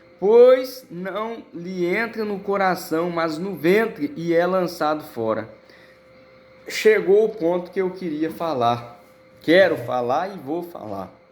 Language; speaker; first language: Portuguese; native; Portuguese